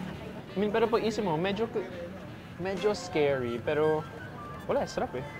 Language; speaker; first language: Filipino; non-native, fluent; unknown